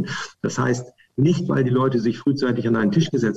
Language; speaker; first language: German; native; German